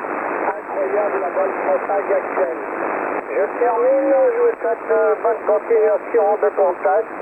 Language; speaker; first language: French; native; French